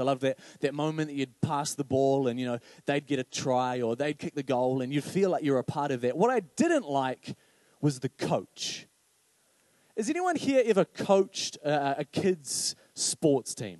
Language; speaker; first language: English; native; English